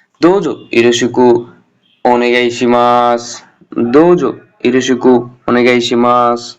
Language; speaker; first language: Japanese; non-native, learner; Bangla